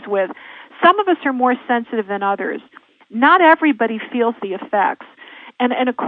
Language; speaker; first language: English; native; English